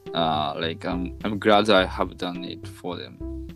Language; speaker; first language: English; non-native, fluent; Japanese